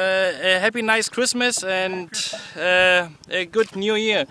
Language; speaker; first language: English; non-native, learner; German